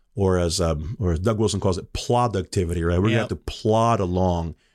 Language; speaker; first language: English; non-native, fluent; Portuguese